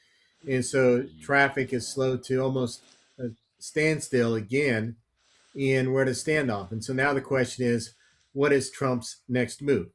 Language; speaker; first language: English; native; English